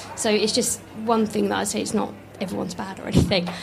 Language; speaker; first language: English; native; English